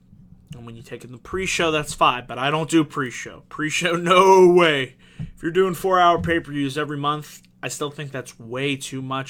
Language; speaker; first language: English; native; English